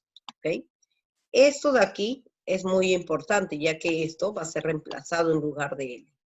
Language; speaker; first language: Spanish; native; Spanish